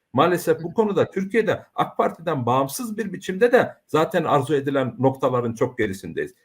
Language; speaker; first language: Turkish; early bilingual, heritage; Turkish